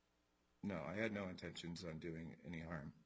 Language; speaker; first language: English; native; English